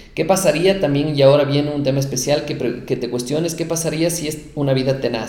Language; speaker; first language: Spanish; native; Spanish